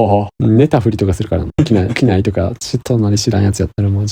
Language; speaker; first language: Japanese; native; Japanese